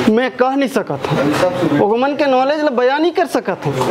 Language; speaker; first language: Hindi; native; Hindi